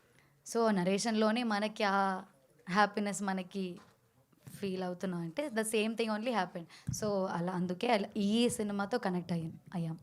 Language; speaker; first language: Telugu; non-native, fluent; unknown